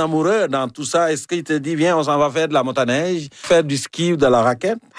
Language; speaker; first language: French; native; French